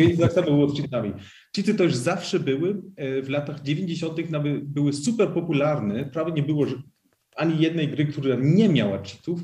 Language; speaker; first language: Polish; early bilingual, heritage; Polish